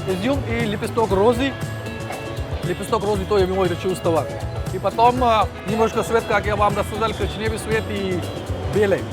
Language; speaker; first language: Russian; non-native, learner; Hindi